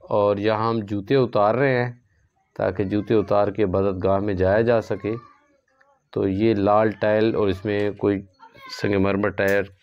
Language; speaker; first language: Urdu; non-native, local second language; Punjabi